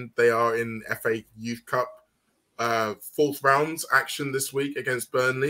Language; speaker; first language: English; native; English